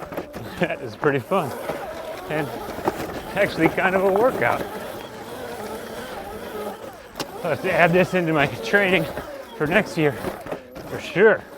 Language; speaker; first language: English; native; English